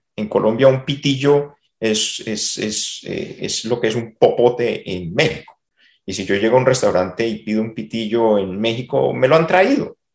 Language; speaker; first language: Spanish; native; Spanish